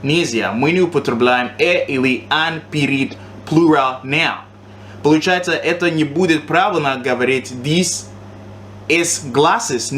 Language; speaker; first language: Russian; non-native, learner; English